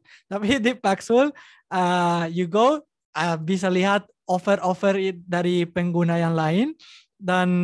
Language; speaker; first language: Indonesian; non-native, learner; Spanish